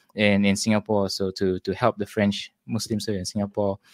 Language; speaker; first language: English; non-native, local second language; Malay